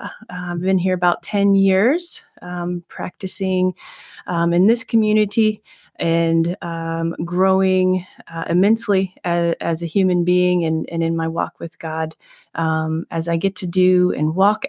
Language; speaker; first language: English; native; English